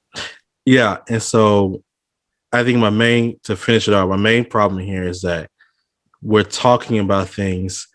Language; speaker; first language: English; native; English